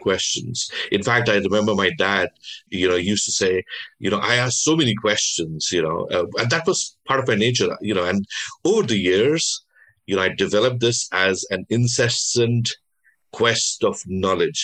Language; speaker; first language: English; non-native, local second language; Bangla